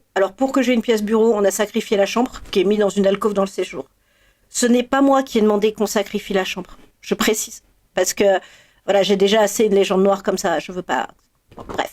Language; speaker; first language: French; native; French